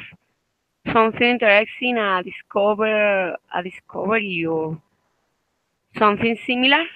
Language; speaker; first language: English; non-native, fluent; Spanish